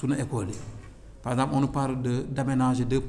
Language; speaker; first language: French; non-native, local second language; Wolof